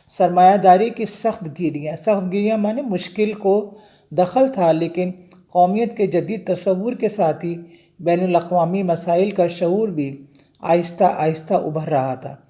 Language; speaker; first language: Urdu; native; Urdu